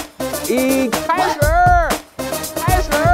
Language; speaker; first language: Chinese; native; Chinese